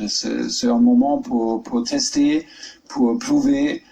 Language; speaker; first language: French; non-native, learner; German